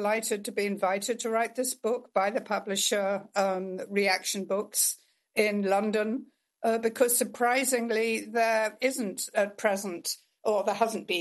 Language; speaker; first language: English; native; English